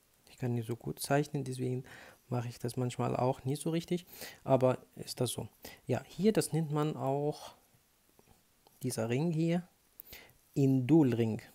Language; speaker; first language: German; non-native, fluent; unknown